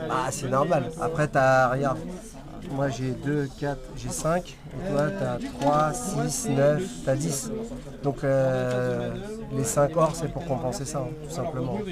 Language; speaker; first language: French; native; French